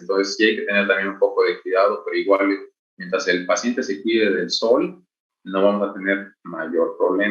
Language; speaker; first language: Spanish; native; Spanish